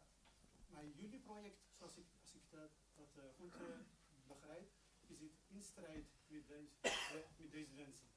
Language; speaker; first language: Dutch; non-native, local second language; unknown